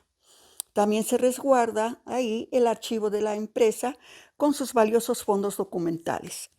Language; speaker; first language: Spanish; native; Spanish